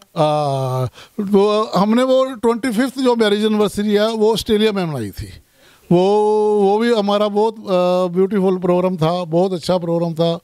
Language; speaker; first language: Hindi; non-native, local second language; Punjabi